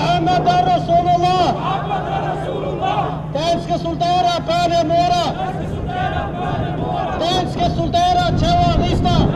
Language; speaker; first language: Danish; non-native, local second language; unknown